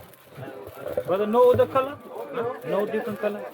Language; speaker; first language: English; non-native, learner; Turkish